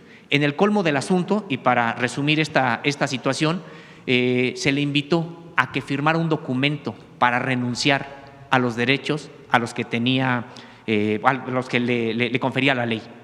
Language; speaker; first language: Spanish; native; Spanish